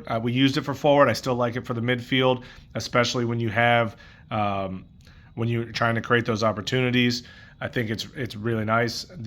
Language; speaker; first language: English; native; English